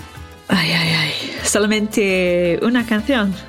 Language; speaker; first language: Spanish; non-native, learner; English